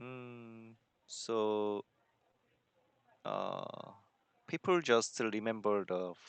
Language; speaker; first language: English; non-native, learner; Korean